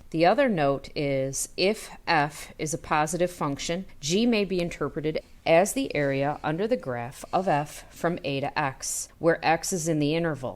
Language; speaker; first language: English; native; English